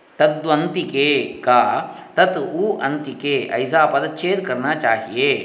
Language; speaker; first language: Hindi; non-native, local second language; Kannada